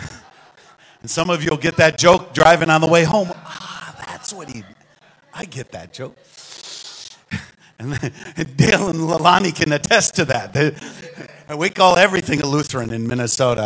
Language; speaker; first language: English; native; English